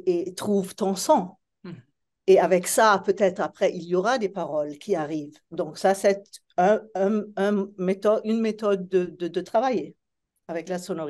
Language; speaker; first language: French; non-native, fluent; Italian